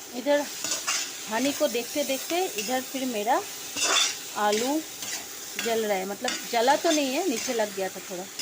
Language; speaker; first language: Hindi; non-native, local second language; Bangla